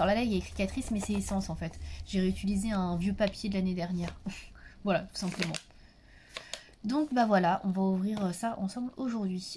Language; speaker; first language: French; native; French